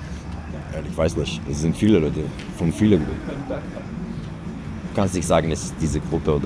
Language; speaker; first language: German; non-native, learner; Greek